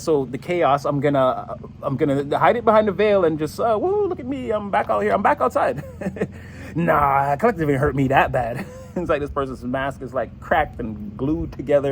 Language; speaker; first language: English; native; English